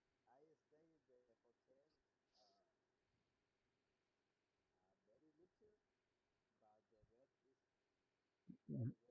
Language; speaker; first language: English; non-native, learner; Spanish